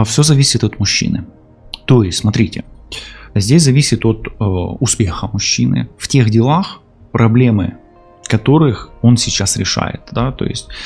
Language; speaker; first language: Russian; non-native, local second language; Ukrainian